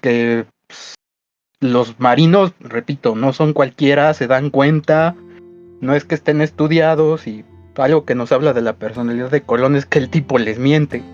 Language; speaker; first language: Spanish; native; Spanish